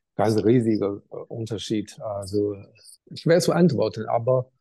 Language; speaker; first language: German; non-native, learner; Chinese